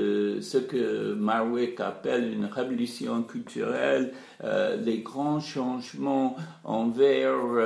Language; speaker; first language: French; non-native, fluent; English